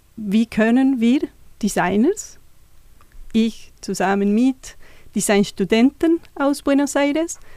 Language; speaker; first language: German; non-native, fluent; Spanish